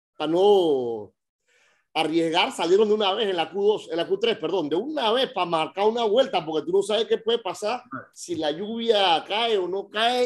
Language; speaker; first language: Spanish; native; Spanish